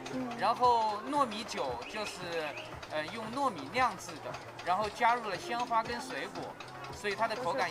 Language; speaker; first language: Chinese; native; Chinese